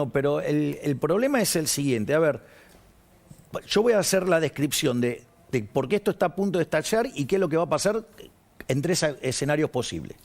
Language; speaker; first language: Spanish; native; Spanish